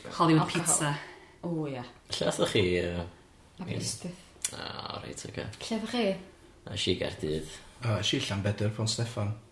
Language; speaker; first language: Welsh; native; Welsh